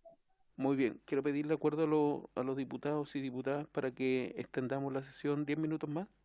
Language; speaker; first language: Spanish; native; Spanish